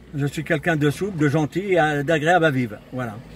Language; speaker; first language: French; native; French